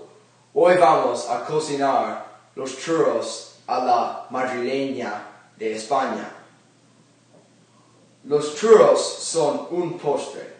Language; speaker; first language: Spanish; non-native, learner; English